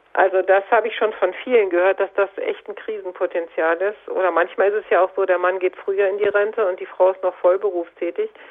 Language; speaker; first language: German; native; German